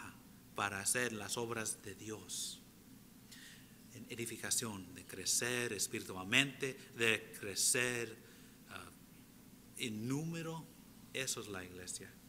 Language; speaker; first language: Spanish; early bilingual, heritage; English